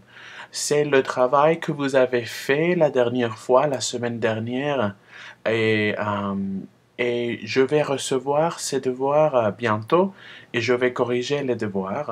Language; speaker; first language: French; non-native, fluent; Spanish